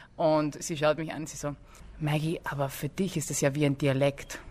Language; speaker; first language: German; early bilingual, other home language; English